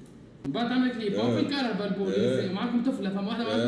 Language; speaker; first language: Arabic; native; Arabic